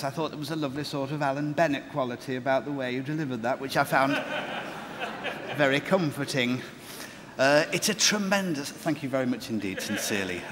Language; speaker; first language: English; native; English